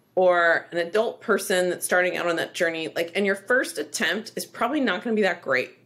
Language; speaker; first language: English; native; English